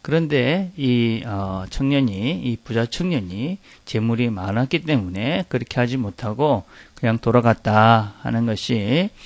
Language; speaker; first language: Korean; native; Korean